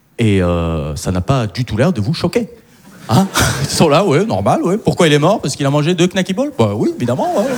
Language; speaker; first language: French; early bilingual, other home language; Arabic